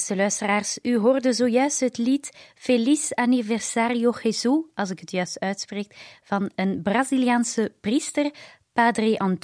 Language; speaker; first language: Dutch; native; Dutch